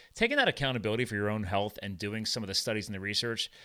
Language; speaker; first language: English; native; English